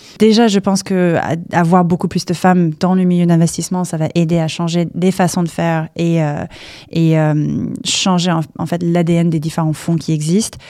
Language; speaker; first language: French; non-native, fluent; English